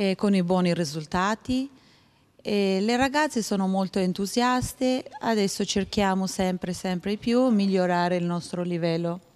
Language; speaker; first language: Italian; non-native, fluent; Albanian